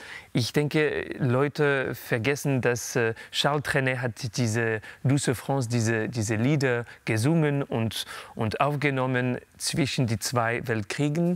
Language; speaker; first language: German; non-native, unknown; French